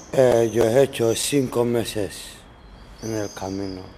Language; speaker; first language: Spanish; non-native, learner; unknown